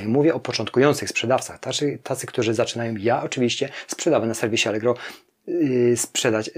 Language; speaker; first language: Polish; native; Polish